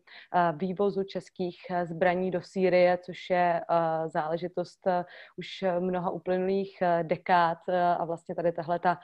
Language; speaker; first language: Czech; native; Czech